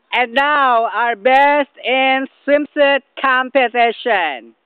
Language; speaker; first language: English; non-native, local second language; Filipino